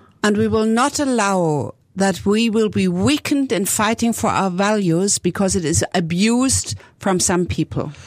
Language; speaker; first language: English; non-native, fluent; German